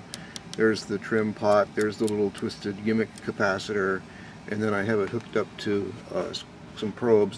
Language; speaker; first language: English; native; English